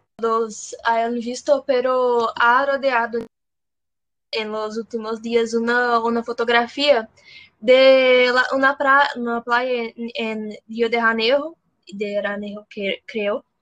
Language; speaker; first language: Spanish; non-native, learner; Portuguese